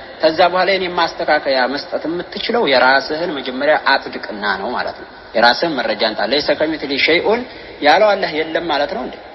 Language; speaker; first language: Amharic; native; Amharic